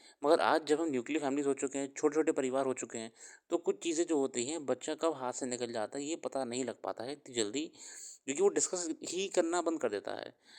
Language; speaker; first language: Hindi; native; Hindi